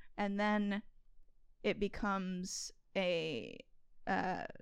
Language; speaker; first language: English; native; English